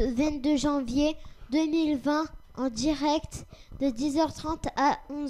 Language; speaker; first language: French; native; French